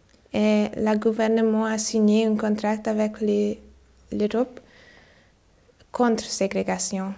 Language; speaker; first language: French; non-native, learner; Hungarian